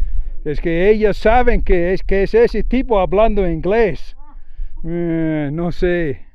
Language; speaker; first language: Spanish; non-native, fluent; English